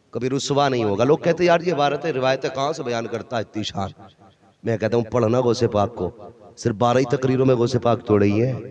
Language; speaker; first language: Urdu; native; Urdu